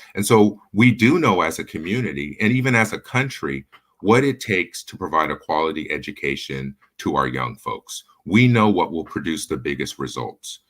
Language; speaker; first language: English; native; English